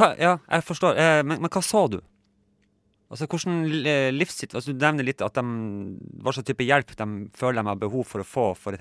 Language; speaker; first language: Norwegian; native; Norwegian